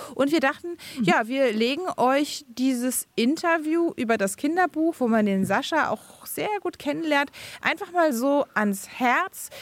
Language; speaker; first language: German; native; German